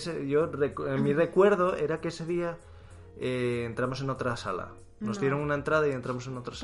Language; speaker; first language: Spanish; native; Spanish